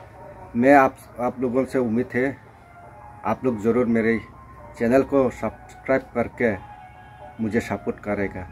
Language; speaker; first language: Hindi; non-native, local second language; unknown